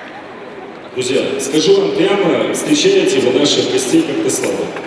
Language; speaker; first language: Russian; non-native, local second language; Ingush